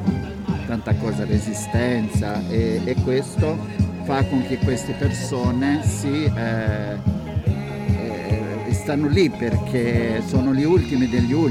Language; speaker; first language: Italian; non-native, fluent; Portuguese